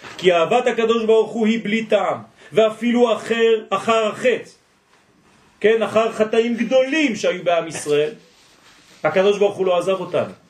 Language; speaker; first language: Hebrew; non-native, fluent; French